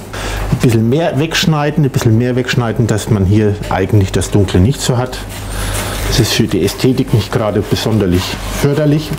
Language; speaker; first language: German; native; German